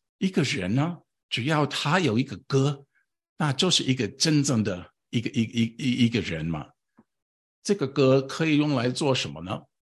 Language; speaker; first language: Chinese; non-native, fluent; English